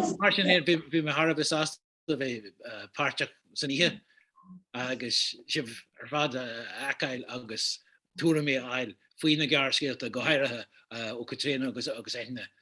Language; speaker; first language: Irish; native; Irish